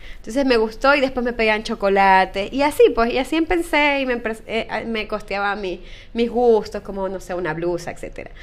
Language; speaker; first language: Spanish; native; Spanish